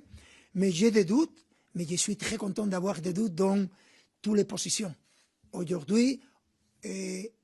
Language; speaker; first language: French; non-native, fluent; Spanish